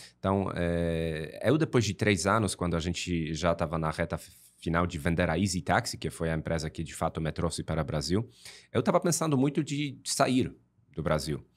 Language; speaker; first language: Portuguese; non-native, fluent; Polish